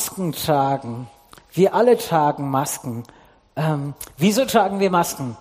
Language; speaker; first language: German; non-native, fluent; English